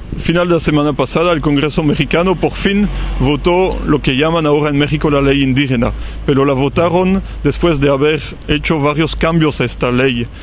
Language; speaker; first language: Spanish; non-native, fluent; French